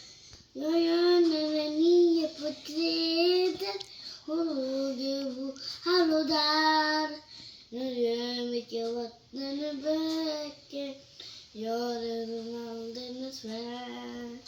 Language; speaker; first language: Swedish; early bilingual, other home language; Bangla